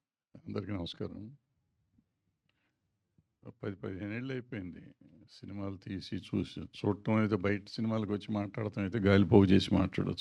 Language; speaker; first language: Telugu; native; Telugu